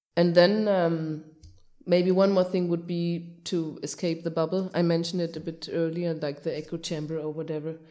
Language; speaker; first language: English; non-native, fluent; German